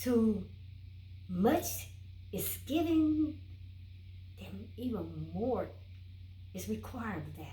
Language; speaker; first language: English; native; English